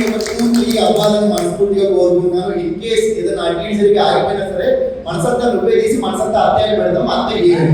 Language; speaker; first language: Telugu; native; Telugu